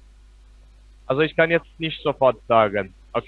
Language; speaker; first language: German; non-native, fluent; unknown